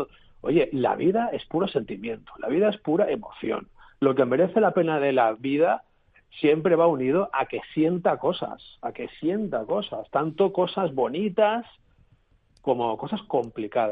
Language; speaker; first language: Spanish; native; Spanish